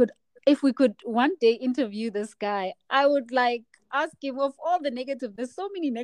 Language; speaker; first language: English; non-native, local second language; Xhosa